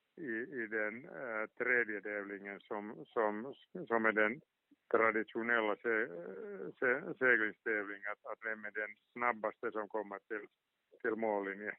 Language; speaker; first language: Swedish; non-native, local second language; Finnish